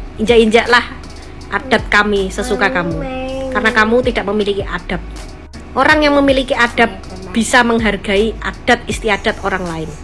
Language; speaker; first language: Indonesian; native; Indonesian